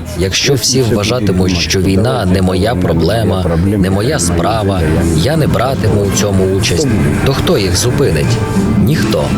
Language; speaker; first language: Ukrainian; non-native, fluent; Georgian